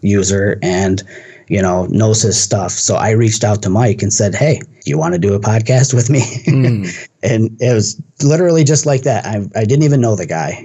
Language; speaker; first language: English; native; English